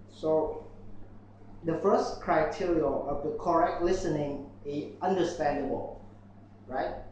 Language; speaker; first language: English; non-native, learner; Vietnamese